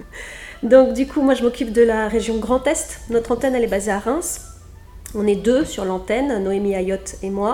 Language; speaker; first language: French; native; French